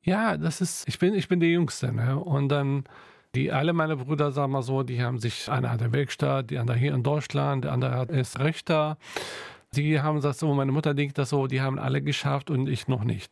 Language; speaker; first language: German; non-native, local second language; Arabic